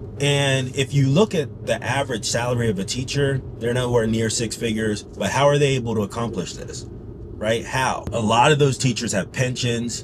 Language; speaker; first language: English; native; English